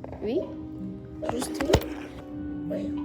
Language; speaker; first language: French; non-native, learner; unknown